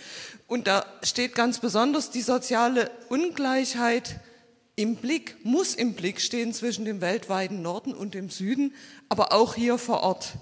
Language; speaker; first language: German; native; German